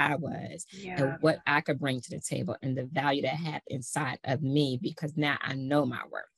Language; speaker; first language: English; native; English